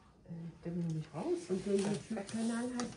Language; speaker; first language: German; native; German